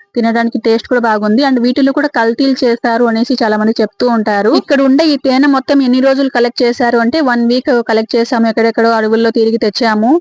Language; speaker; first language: Telugu; native; Telugu